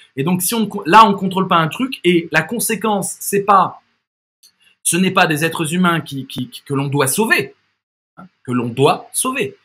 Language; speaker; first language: French; native; French